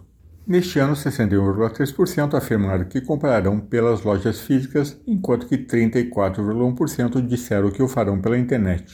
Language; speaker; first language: Portuguese; native; Portuguese